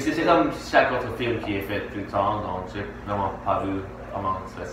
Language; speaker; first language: French; non-native, learner; English